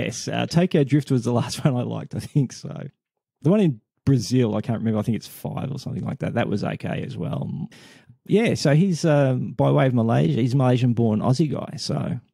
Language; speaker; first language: English; native; English